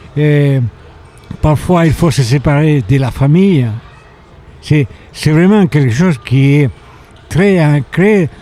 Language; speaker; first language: French; non-native, fluent; Spanish